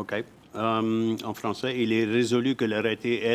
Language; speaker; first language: French; native; French